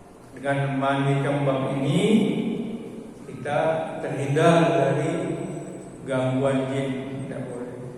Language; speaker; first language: Indonesian; native; Indonesian